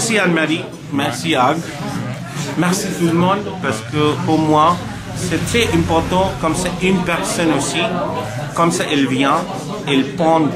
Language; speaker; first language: French; non-native, learner; Bangla